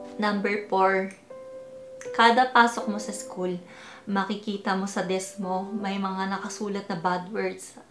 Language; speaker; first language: Filipino; early bilingual, heritage; Filipino